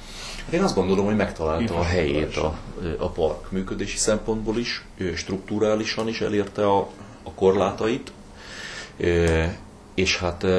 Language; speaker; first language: Hungarian; native; Hungarian